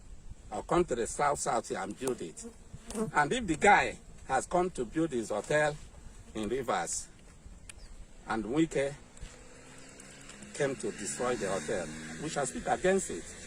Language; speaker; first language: English; non-native, local second language; Igbo